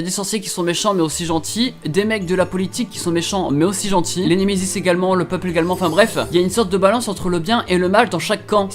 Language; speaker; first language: French; native; French